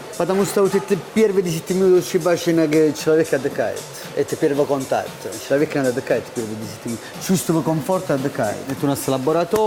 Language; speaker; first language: Russian; non-native, learner; Italian